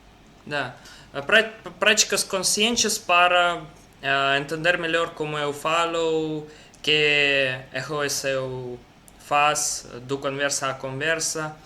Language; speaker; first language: Portuguese; non-native, learner; Russian